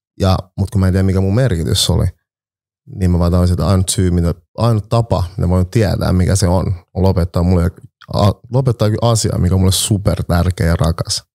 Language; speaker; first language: Finnish; early bilingual, other home language; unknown